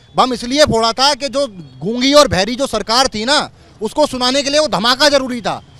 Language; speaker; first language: Hindi; native; Hindi